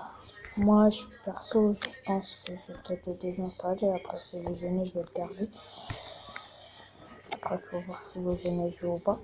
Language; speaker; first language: French; native; French